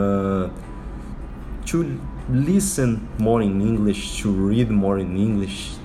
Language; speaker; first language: English; non-native, learner; Portuguese